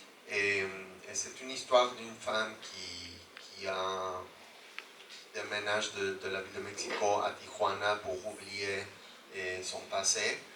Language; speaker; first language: French; non-native, fluent; Spanish